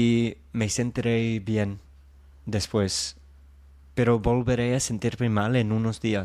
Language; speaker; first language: Spanish; non-native, fluent; English